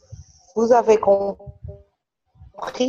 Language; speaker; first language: French; non-native, learner; Portuguese